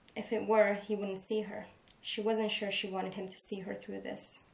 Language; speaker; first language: English; non-native, fluent; Italian